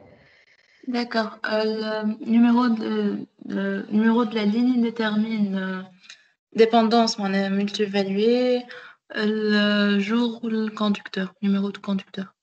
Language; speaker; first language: French; non-native, local second language; Arabic